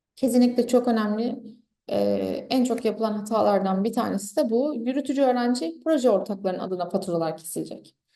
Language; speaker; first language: Turkish; native; Turkish